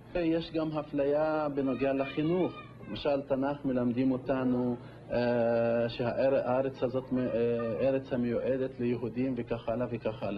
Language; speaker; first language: Hebrew; non-native, local second language; Arabic